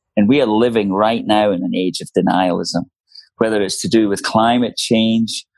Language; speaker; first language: English; native; English